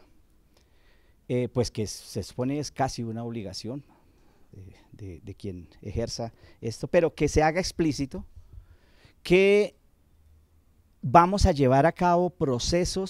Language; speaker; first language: Spanish; native; Spanish